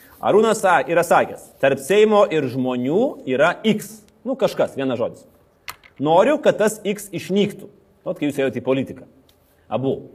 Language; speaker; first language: Lithuanian; native; Lithuanian